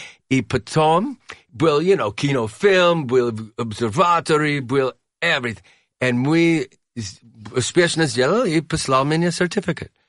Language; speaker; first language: Russian; non-native, learner; English